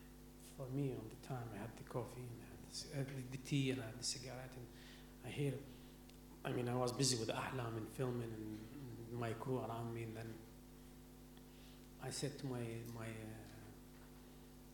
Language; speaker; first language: English; non-native, learner; Arabic